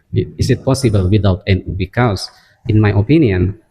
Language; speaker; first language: English; non-native, fluent; Indonesian